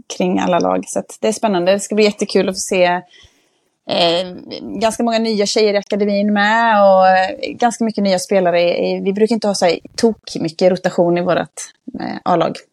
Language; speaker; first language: Swedish; native; Swedish